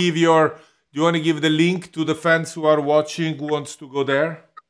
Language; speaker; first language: English; non-native, fluent; Italian